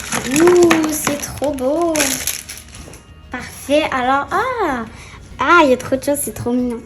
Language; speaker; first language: French; native; French